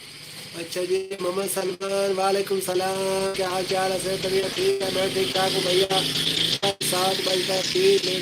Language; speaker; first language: Hindi; non-native, local second language; Punjabi